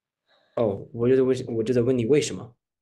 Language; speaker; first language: Chinese; early bilingual, heritage; English